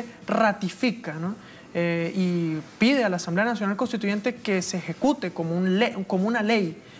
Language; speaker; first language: Spanish; native; Spanish